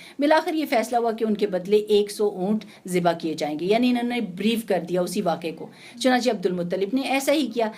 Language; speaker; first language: Urdu; native; Urdu